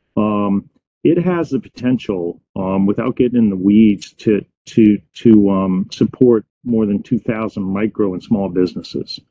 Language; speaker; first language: English; native; English